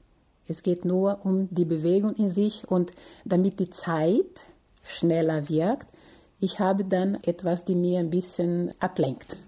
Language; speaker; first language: German; non-native, fluent; Portuguese